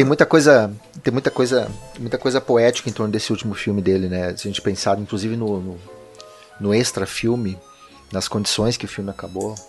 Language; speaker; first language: Portuguese; native; Portuguese